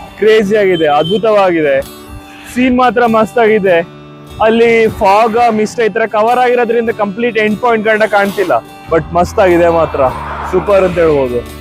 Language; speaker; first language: Kannada; native; Kannada